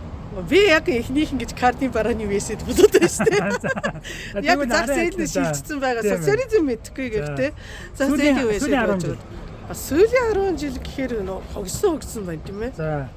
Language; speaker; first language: Mongolian; non-native, fluent; Japanese